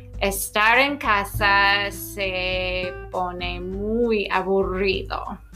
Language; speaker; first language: Spanish; non-native, fluent; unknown